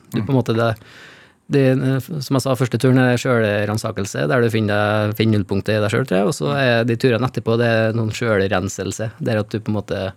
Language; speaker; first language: Norwegian; native; Norwegian